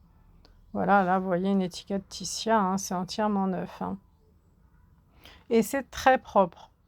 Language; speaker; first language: French; native; French